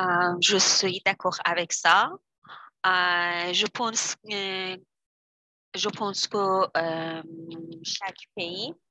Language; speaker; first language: French; non-native, learner; Persian